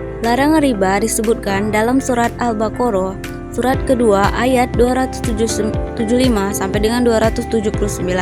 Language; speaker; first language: Indonesian; native; Indonesian